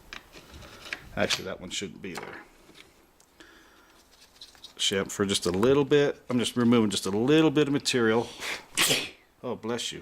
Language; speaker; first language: English; native; English